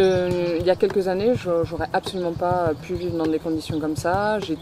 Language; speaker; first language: French; native; French